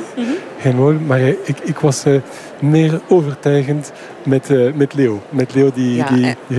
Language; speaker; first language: Dutch; non-native, fluent; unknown